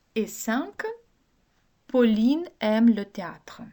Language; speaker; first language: French; non-native, fluent; Ukrainian